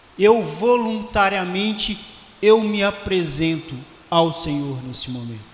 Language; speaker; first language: Portuguese; native; Portuguese